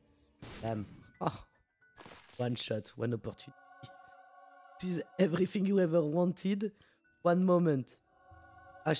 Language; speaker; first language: English; non-native, learner; French